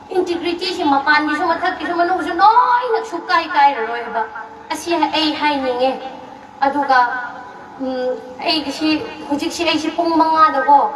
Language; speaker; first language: Manipuri; non-native, local second language; Tangkhul Naga (India)